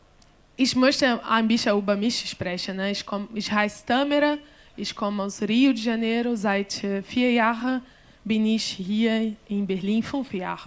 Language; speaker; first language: German; non-native, learner; Portuguese